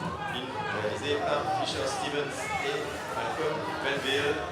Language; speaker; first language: French; native; French